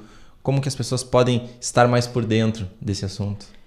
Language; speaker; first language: Portuguese; native; Portuguese